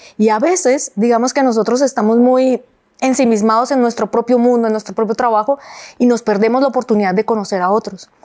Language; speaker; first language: Spanish; native; Spanish